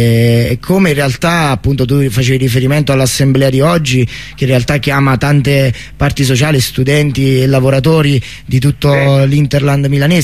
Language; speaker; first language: Italian; native; Italian